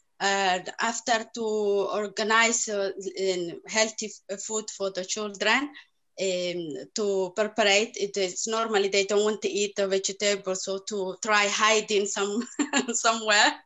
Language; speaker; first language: English; non-native, learner; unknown